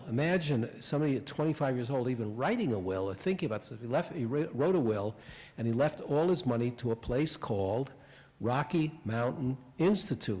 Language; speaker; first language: English; native; English